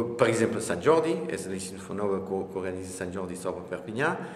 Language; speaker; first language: Catalan; non-native, local second language; French